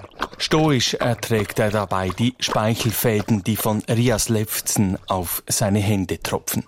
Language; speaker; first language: German; native; German